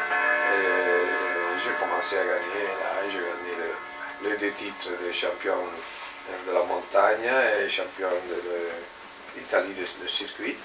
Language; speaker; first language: French; non-native, fluent; Italian